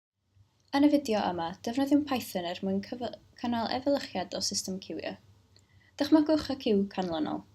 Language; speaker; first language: Welsh; native; Welsh